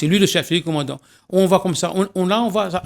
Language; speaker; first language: French; non-native, local second language; Réunion Creole French